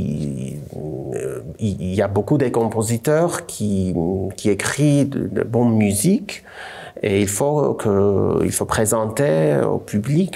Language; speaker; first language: French; non-native, fluent; Armenian